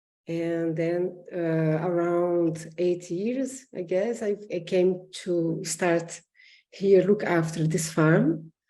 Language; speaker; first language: English; non-native, learner; Portuguese